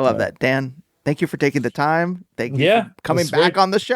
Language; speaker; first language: English; native; English